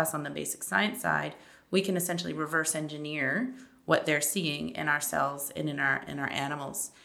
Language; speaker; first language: English; native; English